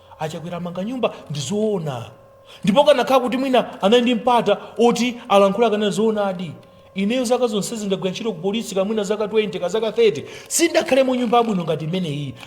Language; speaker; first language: Nyanja; native; Nyanja